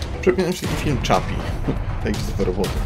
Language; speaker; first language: Polish; native; Polish